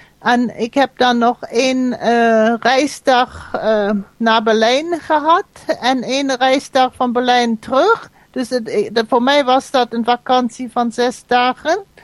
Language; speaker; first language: Dutch; non-native, fluent; German